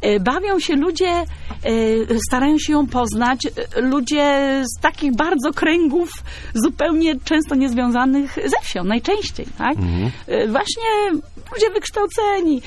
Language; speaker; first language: Polish; native; Polish